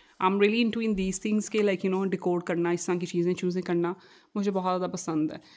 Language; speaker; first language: Urdu; non-native, local second language; Punjabi